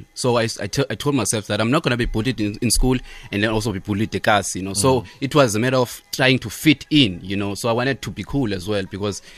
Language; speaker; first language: English; non-native, local second language; Xhosa